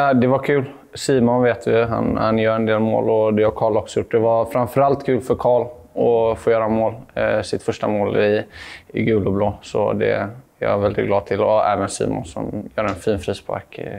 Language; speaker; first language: Swedish; native; Swedish